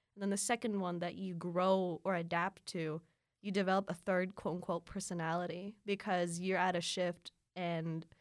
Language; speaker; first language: English; early bilingual, other home language; Filipino